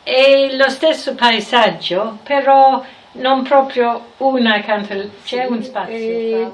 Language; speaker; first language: Italian; non-native, fluent; English